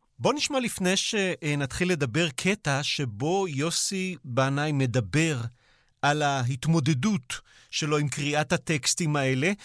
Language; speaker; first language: Hebrew; native; Hebrew